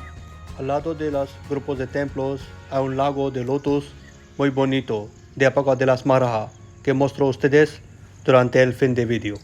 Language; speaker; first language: Spanish; non-native, learner; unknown